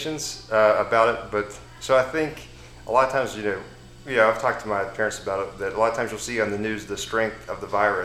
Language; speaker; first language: English; native; English